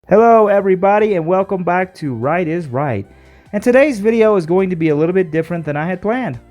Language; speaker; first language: English; native; English